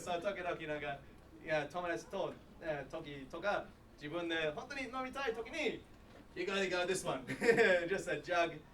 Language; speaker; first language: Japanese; non-native, learner; English